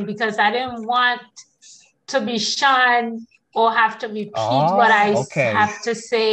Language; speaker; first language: English; native; English